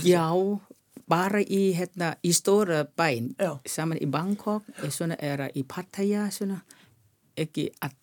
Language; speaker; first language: Icelandic; non-native, learner; Thai